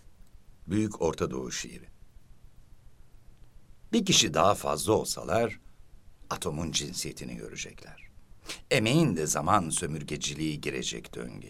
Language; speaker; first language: Turkish; native; Turkish